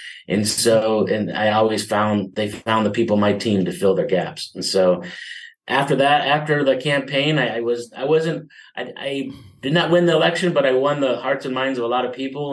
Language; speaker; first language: English; native; English